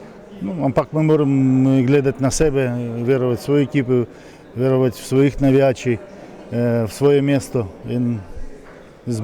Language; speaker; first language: Slovenian; non-native, learner; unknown